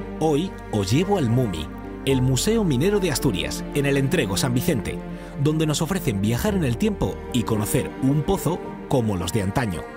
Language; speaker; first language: Spanish; native; Spanish